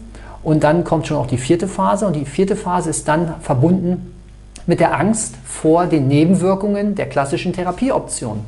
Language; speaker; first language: German; native; German